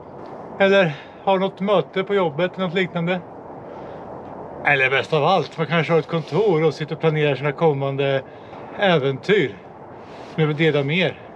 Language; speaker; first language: Swedish; native; Swedish